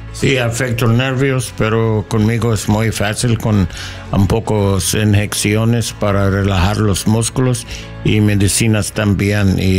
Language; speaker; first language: Spanish; non-native, learner; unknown